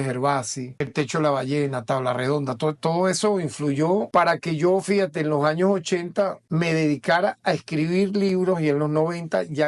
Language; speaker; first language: Spanish; native; Spanish